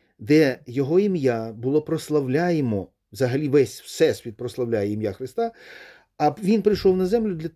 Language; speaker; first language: Ukrainian; non-native, local second language; Russian